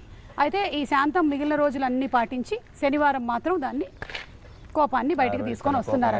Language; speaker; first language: Telugu; native; Telugu